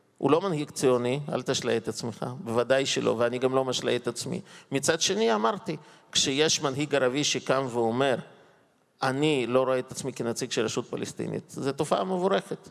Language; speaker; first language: Hebrew; non-native, fluent; Russian